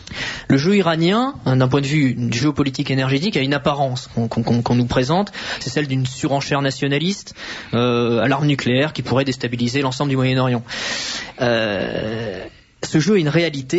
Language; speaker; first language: French; native; French